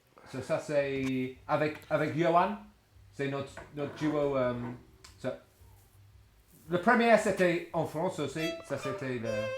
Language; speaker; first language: French; non-native, fluent; English